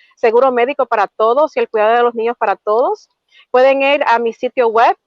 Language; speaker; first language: Spanish; early bilingual, heritage; Spanish